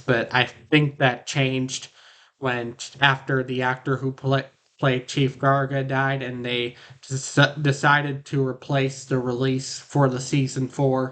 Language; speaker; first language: English; native; English